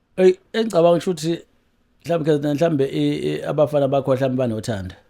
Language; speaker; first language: Zulu; native; Zulu